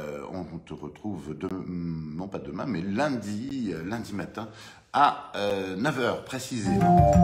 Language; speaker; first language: French; native; French